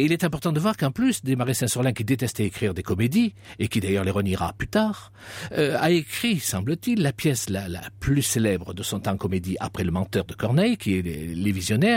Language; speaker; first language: French; native; French